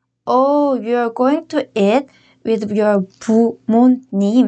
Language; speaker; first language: English; non-native, fluent; Korean